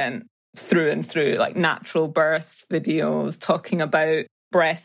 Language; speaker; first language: English; native; English